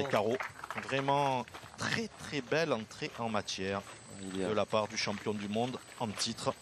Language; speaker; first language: French; native; French